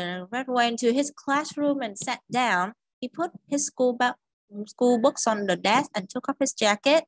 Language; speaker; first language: English; non-native, fluent; Vietnamese